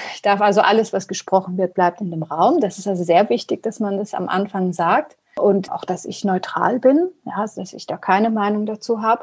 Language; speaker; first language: German; early bilingual, other home language; Persian